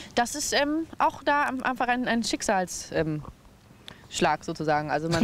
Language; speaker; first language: German; native; German